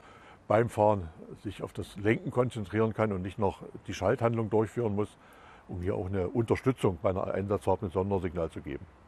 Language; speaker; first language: German; native; German